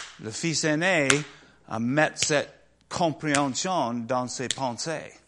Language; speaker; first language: French; non-native, learner; English